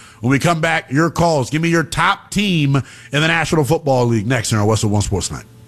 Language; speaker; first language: English; native; English